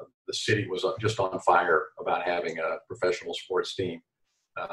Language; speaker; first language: English; native; English